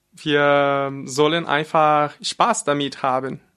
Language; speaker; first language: German; non-native, learner; Portuguese